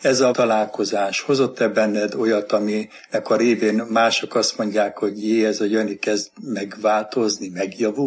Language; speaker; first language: Hungarian; native; Hungarian